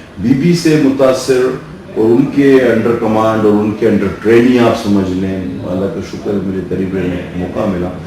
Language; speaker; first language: Urdu; non-native, local second language; Sindhi